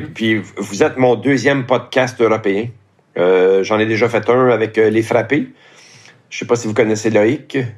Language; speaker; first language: French; native; French